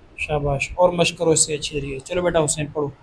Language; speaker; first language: Hindi; native; Hindi